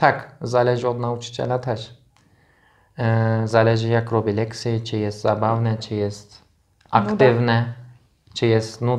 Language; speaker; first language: Polish; non-native, learner; Turkish